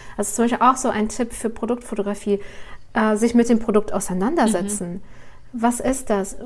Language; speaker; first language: German; early bilingual, other home language; Russian